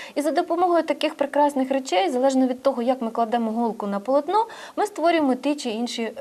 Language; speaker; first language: Ukrainian; native; Ukrainian